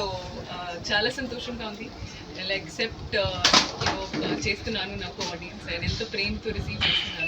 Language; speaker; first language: Telugu; non-native, local second language; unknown